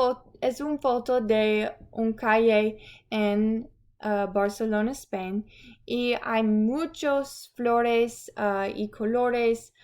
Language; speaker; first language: Spanish; non-native, learner; English